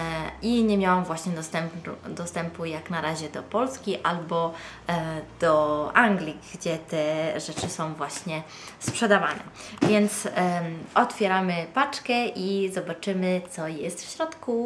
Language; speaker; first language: Polish; non-native, fluent; Italian